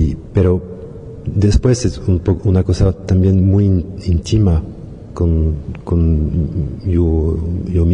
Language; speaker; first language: Spanish; non-native, learner; French